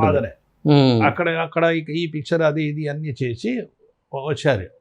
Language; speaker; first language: Telugu; non-native, fluent; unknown